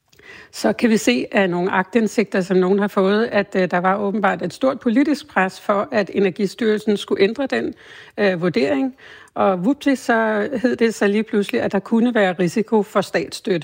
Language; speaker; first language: Danish; native; Danish